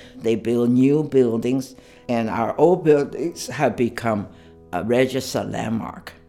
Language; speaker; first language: English; non-native, fluent; Chinese